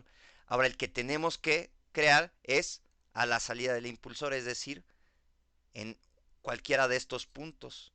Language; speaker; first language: Spanish; native; Spanish